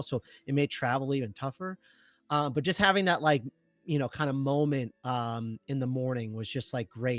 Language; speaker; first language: English; native; English